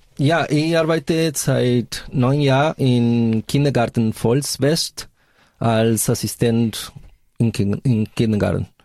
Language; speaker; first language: German; non-native, fluent; Spanish